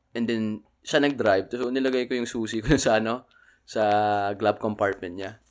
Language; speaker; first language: Filipino; native; Filipino